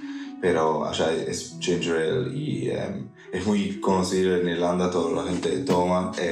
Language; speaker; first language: Spanish; non-native, fluent; English